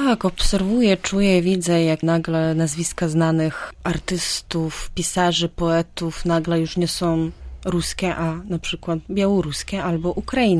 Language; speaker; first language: Polish; non-native, fluent; Ukrainian